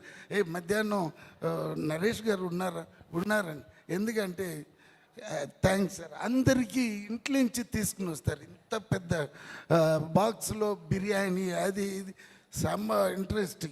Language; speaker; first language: Telugu; non-native, learner; Tamil